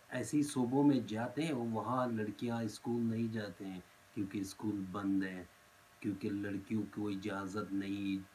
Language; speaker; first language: Urdu; non-native, fluent; Pashto